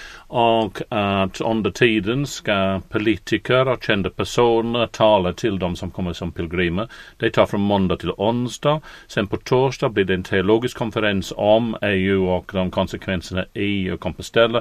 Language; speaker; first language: Swedish; non-native, fluent; English